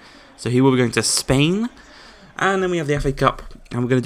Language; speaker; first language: English; native; English